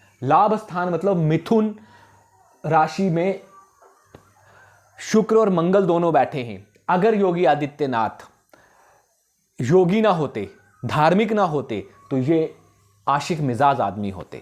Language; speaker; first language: Hindi; native; Hindi